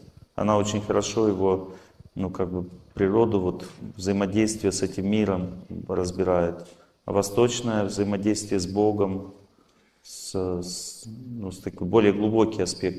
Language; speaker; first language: Russian; native; Russian